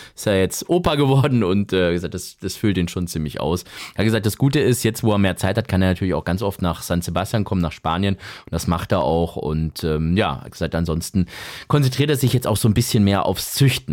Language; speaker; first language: German; native; German